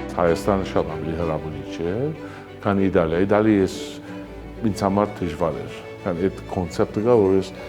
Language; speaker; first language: Armenian; early bilingual, heritage; Armenian